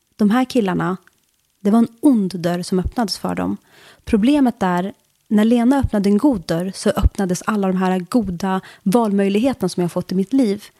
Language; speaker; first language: Swedish; early bilingual, other home language; Kurdish